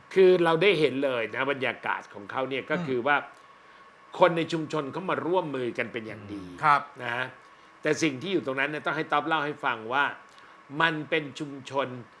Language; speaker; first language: Thai; native; Thai